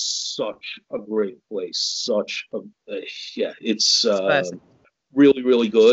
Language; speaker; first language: English; native; English